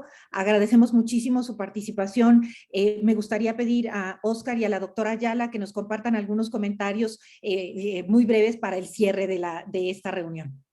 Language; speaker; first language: Spanish; native; Spanish